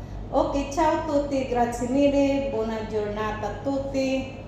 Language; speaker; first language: Italian; non-native, learner; Filipino